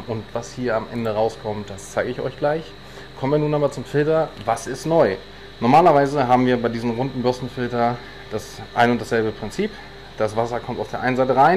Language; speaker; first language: German; native; German